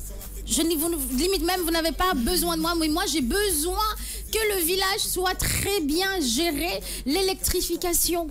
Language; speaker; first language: French; non-native, local second language; Wolof